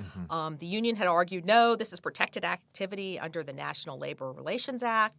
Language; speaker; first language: English; native; English